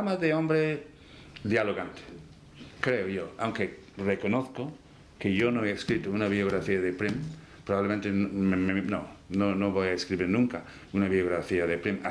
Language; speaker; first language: Spanish; non-native, fluent; English